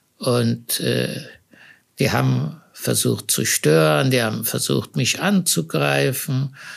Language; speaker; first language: German; native; German